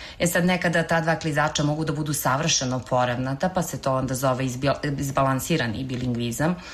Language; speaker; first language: Serbian; native; Serbian